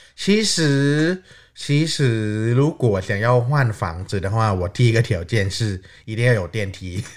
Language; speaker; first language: Chinese; non-native, fluent; Thai